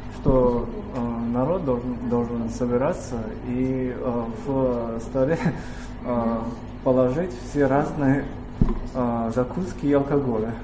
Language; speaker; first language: Russian; non-native, learner; Chinese